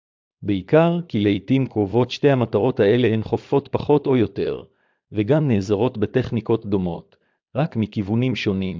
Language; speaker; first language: Hebrew; native; Hebrew